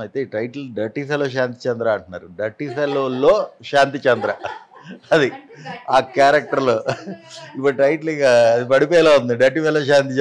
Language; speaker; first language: Telugu; native; Telugu